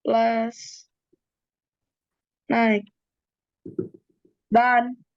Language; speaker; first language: English; non-native, learner; Indonesian